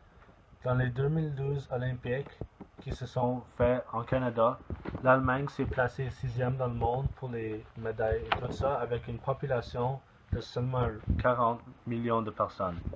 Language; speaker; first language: French; non-native, learner; English